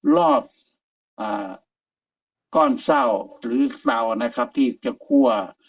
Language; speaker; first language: Thai; native; Thai